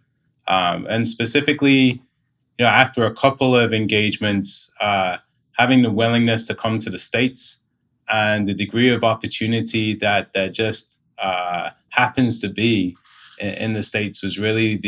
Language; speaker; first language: English; native; English